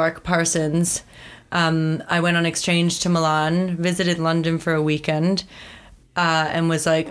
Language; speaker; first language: English; native; English